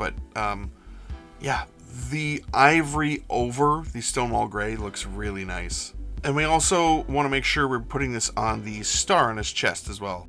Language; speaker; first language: English; native; English